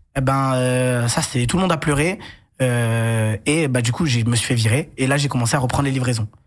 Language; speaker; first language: French; native; French